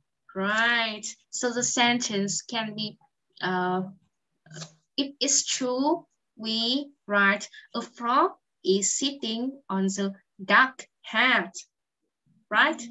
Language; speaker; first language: English; non-native, fluent; Vietnamese